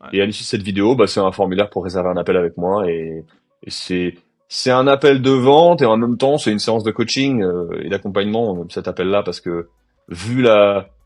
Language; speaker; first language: French; native; French